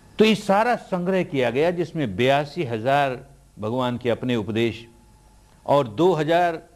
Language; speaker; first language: Hindi; early bilingual, heritage; Hindi